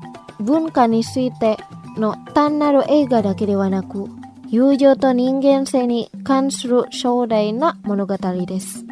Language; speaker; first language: Japanese; non-native, fluent; Indonesian